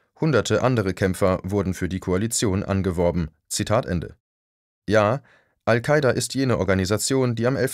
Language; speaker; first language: German; native; German